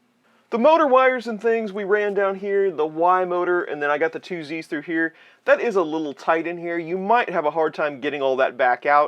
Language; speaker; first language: English; native; English